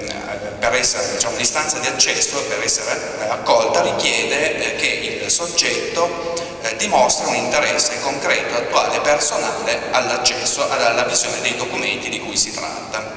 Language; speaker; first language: Italian; native; Italian